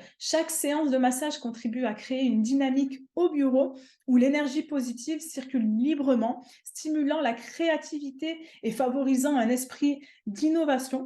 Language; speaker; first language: French; native; French